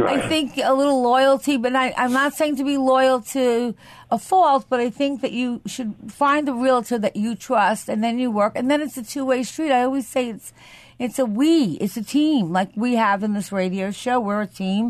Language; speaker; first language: English; native; English